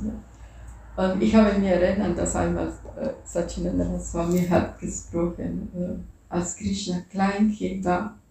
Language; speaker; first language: German; non-native, fluent; Spanish